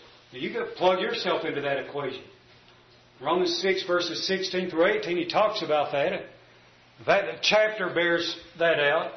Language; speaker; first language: English; native; English